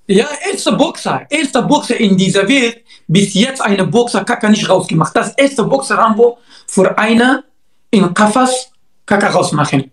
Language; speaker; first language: German; non-native, learner; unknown